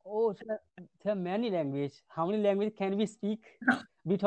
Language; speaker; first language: English; non-native, learner; Hindi